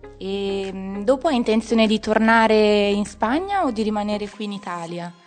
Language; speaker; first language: Italian; native; Italian